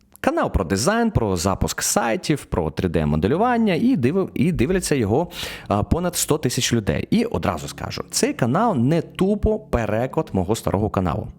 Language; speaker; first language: Ukrainian; non-native, local second language; Russian